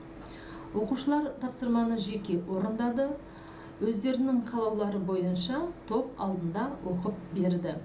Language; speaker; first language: Kazakh; native; Kazakh